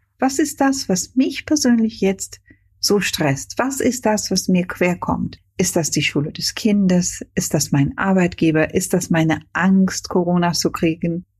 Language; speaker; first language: German; non-native, fluent; Hungarian